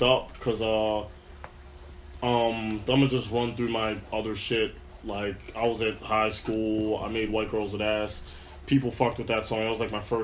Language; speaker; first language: English; native; English